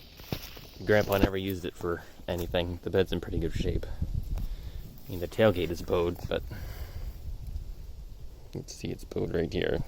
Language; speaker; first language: English; native; English